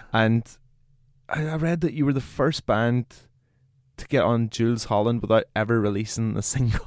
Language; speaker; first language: English; native; English